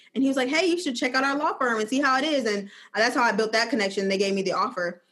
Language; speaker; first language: English; native; English